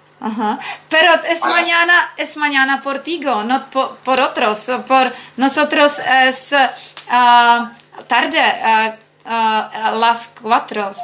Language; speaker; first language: Spanish; non-native, learner; Czech